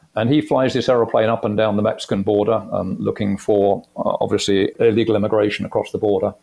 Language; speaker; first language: English; native; English